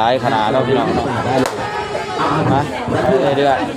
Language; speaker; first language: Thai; non-native, local second language; Northeastern Thai